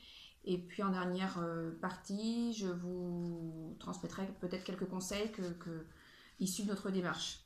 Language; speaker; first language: French; native; French